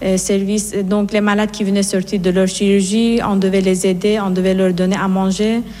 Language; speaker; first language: French; non-native, fluent; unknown